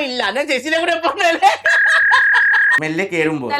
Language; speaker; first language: Malayalam; non-native, fluent; Assamese